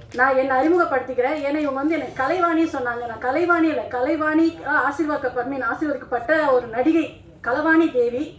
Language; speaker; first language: Tamil; non-native, local second language; Telugu